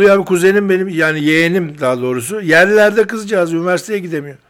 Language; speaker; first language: Turkish; native; Turkish